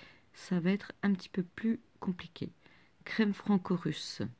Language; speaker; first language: French; native; French